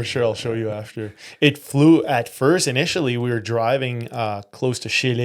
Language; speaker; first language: English; native; English